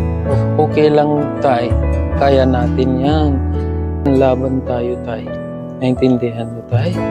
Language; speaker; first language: Filipino; non-native, learner; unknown